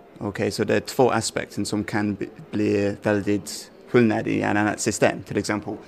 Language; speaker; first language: Swedish; non-native, fluent; English